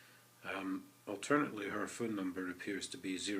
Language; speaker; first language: English; native; English